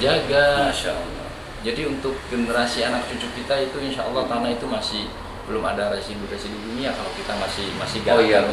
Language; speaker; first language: Indonesian; native; Indonesian